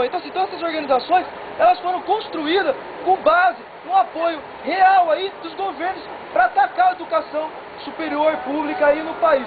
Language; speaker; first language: Portuguese; native; Portuguese